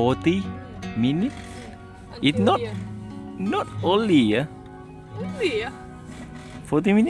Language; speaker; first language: English; non-native, learner; Thai